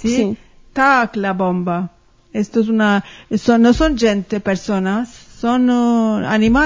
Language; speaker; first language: Spanish; early bilingual, heritage; Ladino